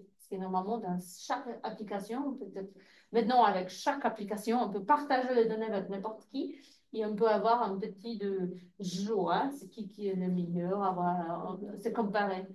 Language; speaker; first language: French; non-native, fluent; Polish